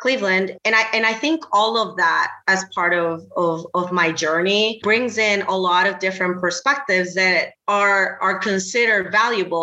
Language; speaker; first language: English; non-native, fluent; Spanish